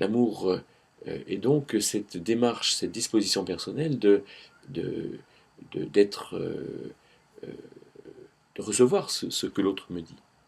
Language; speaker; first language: French; native; French